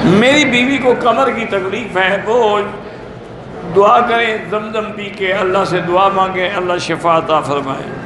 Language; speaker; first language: Urdu; early bilingual, heritage; Urdu